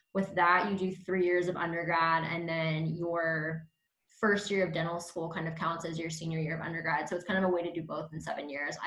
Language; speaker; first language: English; native; English